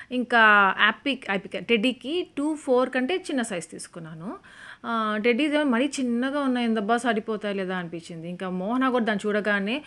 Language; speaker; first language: Telugu; native; Telugu